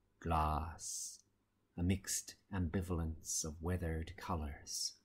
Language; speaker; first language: English; native; English